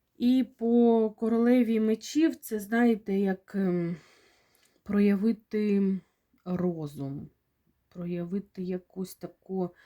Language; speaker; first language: Ukrainian; non-native, local second language; Russian